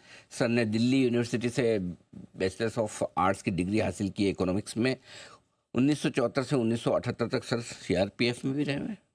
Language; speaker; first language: Hindi; native; Hindi